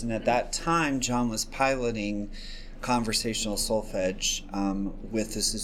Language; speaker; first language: English; native; English